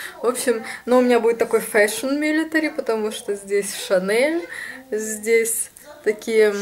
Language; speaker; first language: Russian; native; Russian